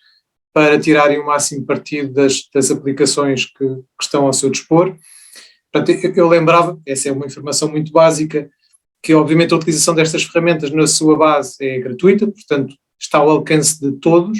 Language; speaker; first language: Portuguese; native; Portuguese